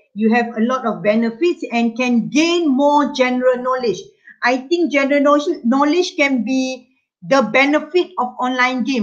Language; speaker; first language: English; non-native, local second language; Malay